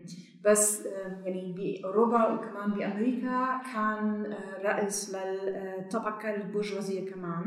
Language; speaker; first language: Arabic; non-native, learner; German